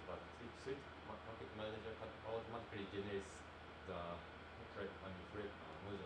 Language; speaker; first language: English; non-native, learner; Japanese